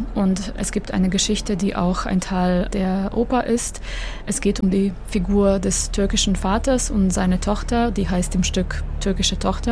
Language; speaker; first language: German; non-native, fluent; Croatian